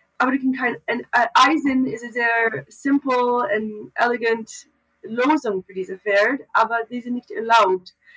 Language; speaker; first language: German; non-native, learner; English